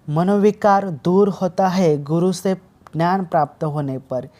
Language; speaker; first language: Hindi; non-native, local second language; Marathi